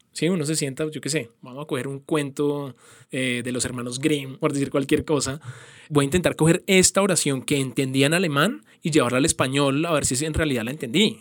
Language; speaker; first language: Spanish; native; Spanish